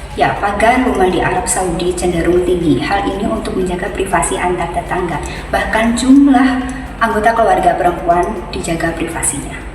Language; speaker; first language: Indonesian; native; Indonesian